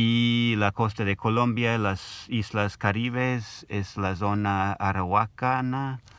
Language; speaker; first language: Spanish; non-native, learner; English